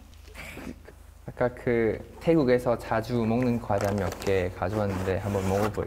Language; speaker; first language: Korean; non-native, fluent; Thai